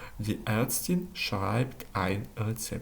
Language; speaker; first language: German; non-native, learner; Ukrainian